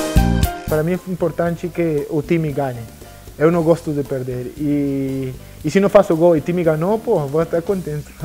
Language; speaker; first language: Portuguese; non-native, learner; Spanish